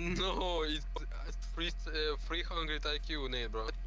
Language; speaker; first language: English; non-native, learner; Russian